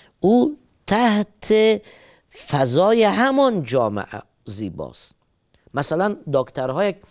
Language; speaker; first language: Persian; native; Persian